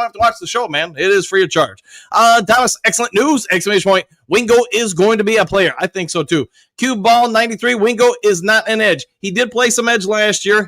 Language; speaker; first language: English; native; English